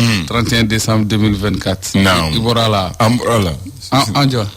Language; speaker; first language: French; non-native, local second language; Bambara